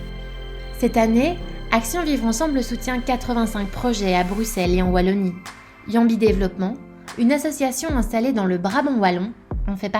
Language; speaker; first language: French; native; French